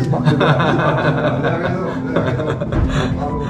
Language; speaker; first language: French; native; French